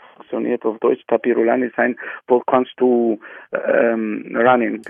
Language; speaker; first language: German; non-native, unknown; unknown